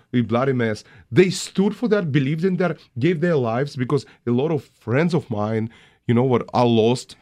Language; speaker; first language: English; non-native, fluent; Russian